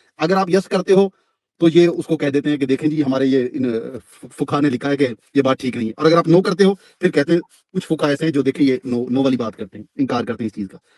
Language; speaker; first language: Urdu; native; Urdu